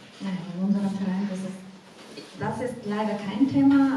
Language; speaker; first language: German; non-native, fluent; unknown